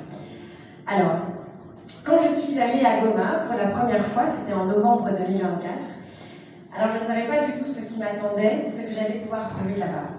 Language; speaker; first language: French; native; French